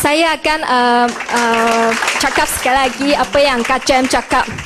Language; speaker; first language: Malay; non-native, local second language; Chinese